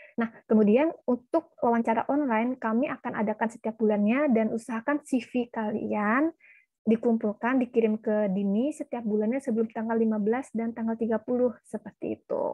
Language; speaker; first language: Indonesian; native; Indonesian